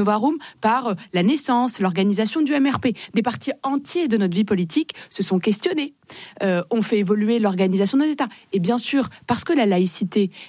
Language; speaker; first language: French; native; French